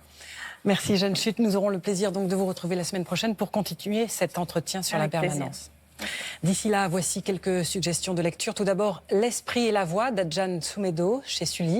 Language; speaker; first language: French; native; French